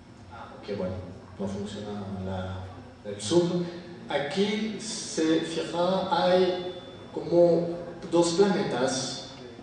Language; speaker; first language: Spanish; non-native, fluent; French